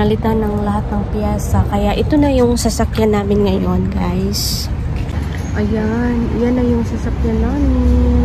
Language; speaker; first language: Filipino; native; Filipino